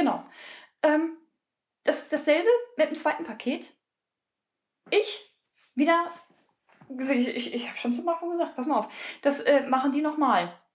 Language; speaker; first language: German; native; German